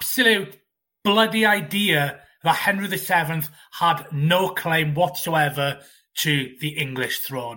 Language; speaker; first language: English; native; English